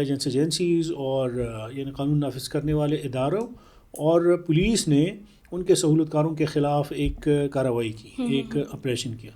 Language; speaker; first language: Urdu; non-native, local second language; Pashto